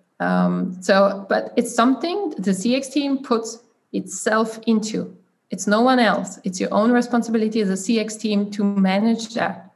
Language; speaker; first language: English; non-native, fluent; German